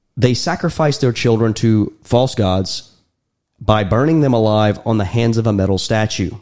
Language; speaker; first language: English; native; English